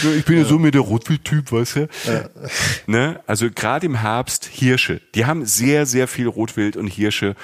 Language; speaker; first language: German; native; German